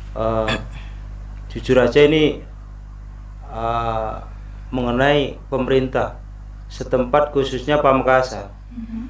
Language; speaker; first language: Indonesian; non-native, local second language; Madurese